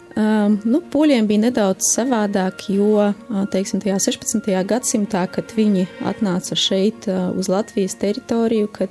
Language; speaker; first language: Latvian; native; Latvian